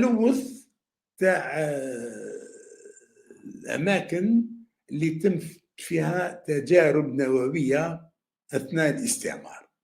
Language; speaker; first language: Arabic; native; Arabic